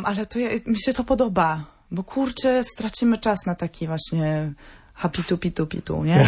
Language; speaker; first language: Polish; non-native, fluent; Norwegian